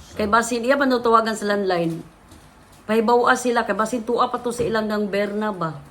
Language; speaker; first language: Filipino; native; Filipino